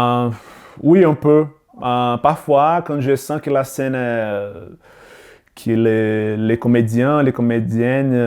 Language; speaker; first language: French; non-native, learner; Portuguese